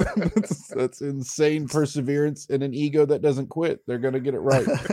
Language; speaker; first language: English; native; English